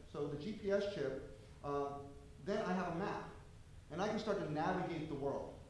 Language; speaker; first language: English; native; English